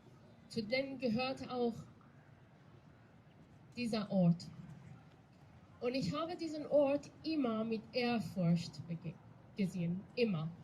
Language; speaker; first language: German; non-native, fluent; Persian